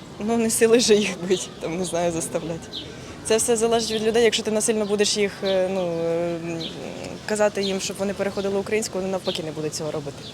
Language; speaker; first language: Ukrainian; non-native, local second language; Russian